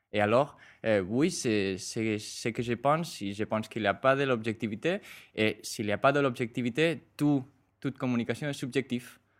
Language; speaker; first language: French; non-native, fluent; Spanish